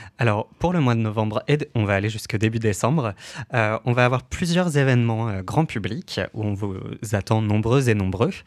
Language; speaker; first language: French; native; French